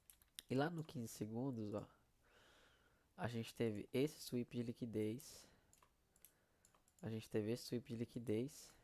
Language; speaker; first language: Portuguese; native; Portuguese